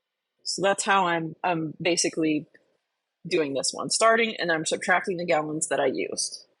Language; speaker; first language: English; native; English